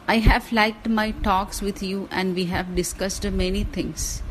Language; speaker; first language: English; non-native, local second language; Malayalam